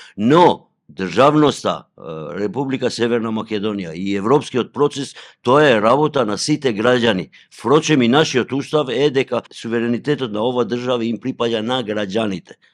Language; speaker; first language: Macedonian; non-native, local second language; Albanian